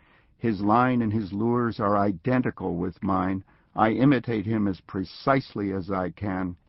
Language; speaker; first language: English; native; English